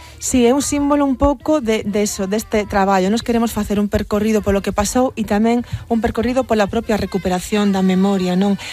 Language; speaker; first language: Galician; native; Galician